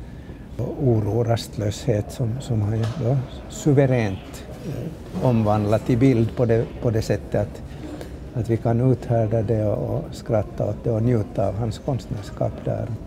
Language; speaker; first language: Swedish; native; Swedish